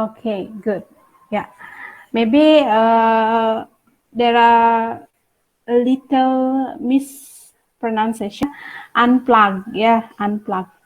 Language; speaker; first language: English; non-native, fluent; Indonesian